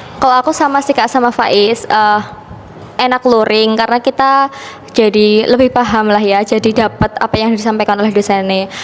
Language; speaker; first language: Indonesian; native; Indonesian